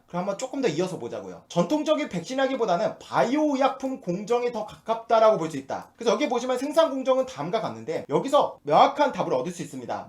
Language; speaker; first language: Korean; native; Korean